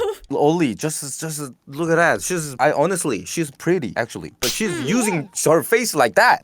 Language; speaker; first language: English; non-native, learner; Korean